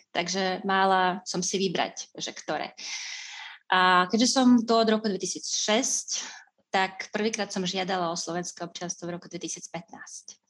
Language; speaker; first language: Slovak; non-native, fluent; Russian